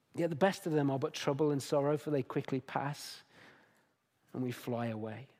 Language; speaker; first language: English; native; English